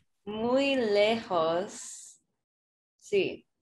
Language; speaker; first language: Spanish; non-native, learner; English